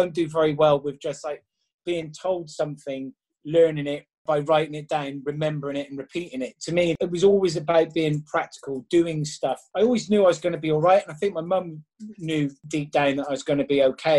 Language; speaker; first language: English; native; English